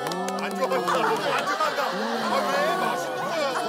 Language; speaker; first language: Korean; native; Korean